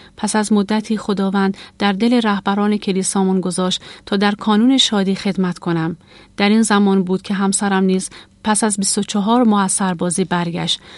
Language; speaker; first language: Persian; native; Persian